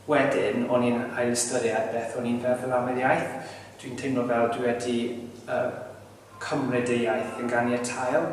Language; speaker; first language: Welsh; non-native, learner; English